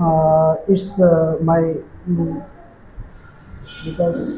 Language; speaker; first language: English; non-native, learner; Bangla